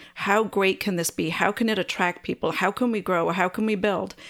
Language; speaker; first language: English; native; English